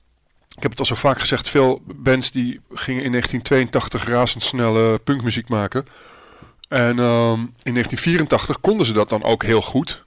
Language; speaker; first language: Dutch; native; Dutch